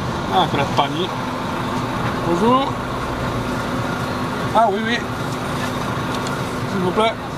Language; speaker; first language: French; non-native, learner; Polish